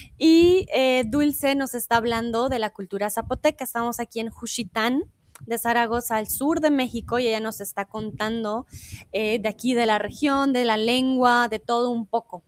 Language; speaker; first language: Spanish; native; Spanish